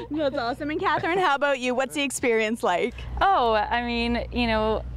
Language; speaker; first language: English; native; English